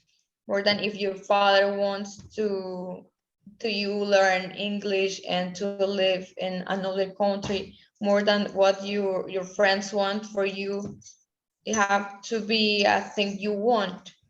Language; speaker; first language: English; non-native, learner; Spanish